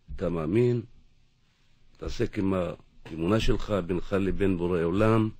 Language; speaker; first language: Hebrew; non-native, local second language; Arabic